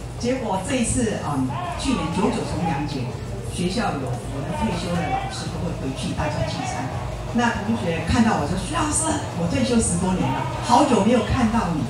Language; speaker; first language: Chinese; non-native, local second language; Hakka Chinese